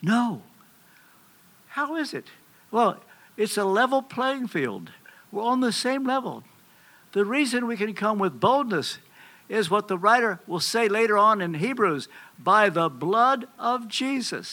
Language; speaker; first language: English; native; English